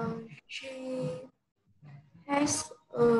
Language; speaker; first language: English; non-native, learner; Vietnamese